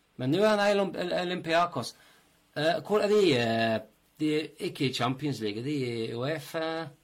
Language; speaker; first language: Norwegian; non-native, fluent; English